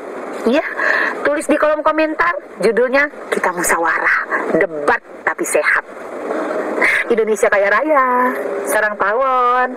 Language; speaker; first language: Indonesian; native; Indonesian